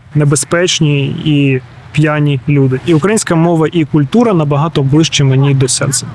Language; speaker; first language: Ukrainian; non-native, local second language; Russian